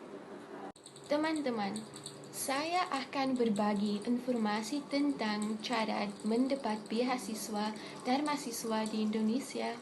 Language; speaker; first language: Indonesian; non-native, learner; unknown